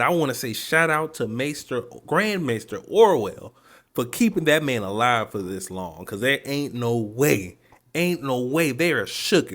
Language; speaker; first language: English; native; English